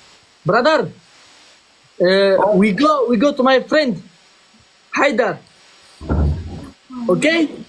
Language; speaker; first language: English; non-native, learner; Arabic